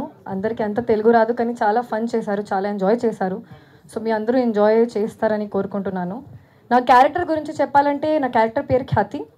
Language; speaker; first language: Telugu; non-native, fluent; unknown